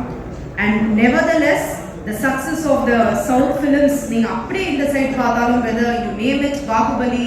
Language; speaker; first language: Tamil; native; Tamil